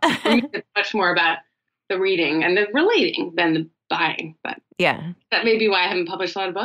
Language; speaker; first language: English; native; English